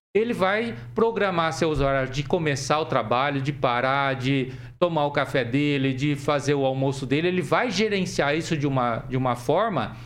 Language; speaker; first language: Portuguese; native; Portuguese